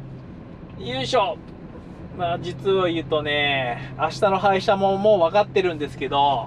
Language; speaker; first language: Japanese; native; Japanese